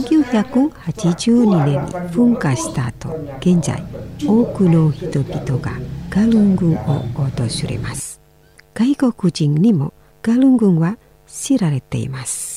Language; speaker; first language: Japanese; non-native, fluent; Indonesian